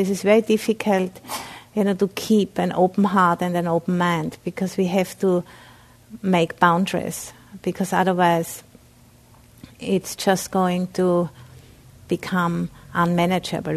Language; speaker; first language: English; non-native, fluent; German